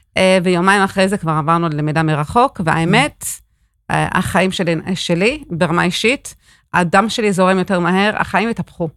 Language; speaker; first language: Hebrew; non-native, fluent; English